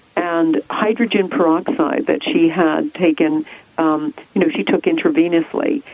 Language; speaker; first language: English; native; English